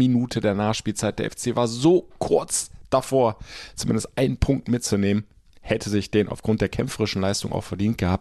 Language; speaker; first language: German; native; German